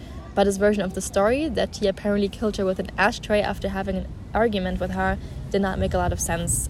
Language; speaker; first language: English; non-native, fluent; German